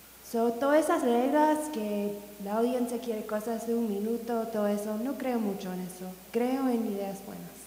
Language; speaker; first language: Spanish; non-native, fluent; English